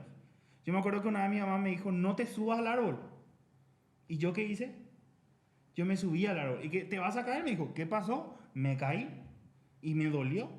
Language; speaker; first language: Spanish; native; Spanish